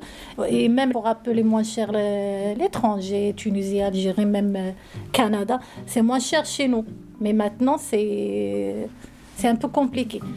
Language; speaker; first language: French; non-native, learner; Arabic